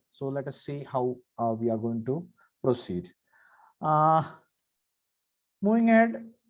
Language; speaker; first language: English; non-native, local second language; Marathi